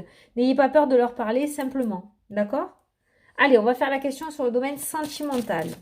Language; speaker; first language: French; native; French